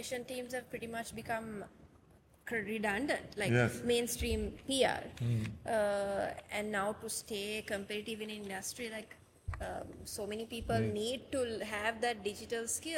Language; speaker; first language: English; non-native, local second language; Sinhala